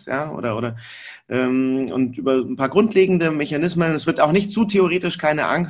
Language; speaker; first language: German; native; German